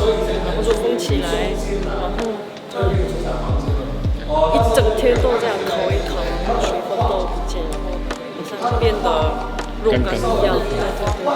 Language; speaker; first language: Chinese; non-native, fluent; Korean